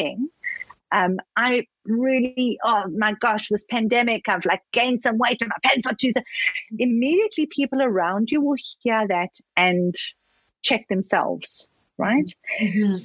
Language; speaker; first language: English; native; English